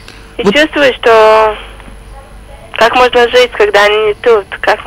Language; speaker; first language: Russian; early bilingual, heritage; Hebrew